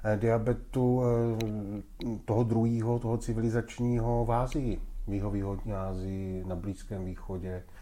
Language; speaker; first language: Czech; native; Czech